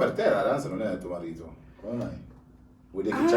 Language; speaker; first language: Italian; native; Italian